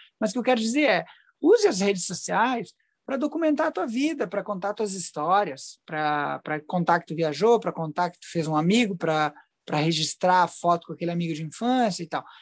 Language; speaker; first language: Portuguese; native; Portuguese